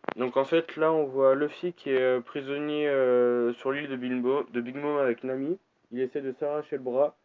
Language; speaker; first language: French; native; French